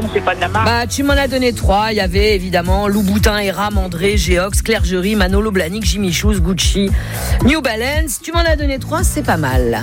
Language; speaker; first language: French; native; French